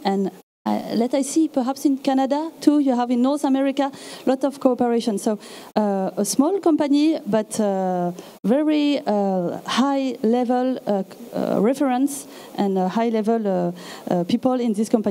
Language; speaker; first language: English; non-native, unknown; French